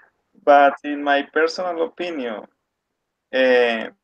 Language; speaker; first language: English; non-native, learner; Spanish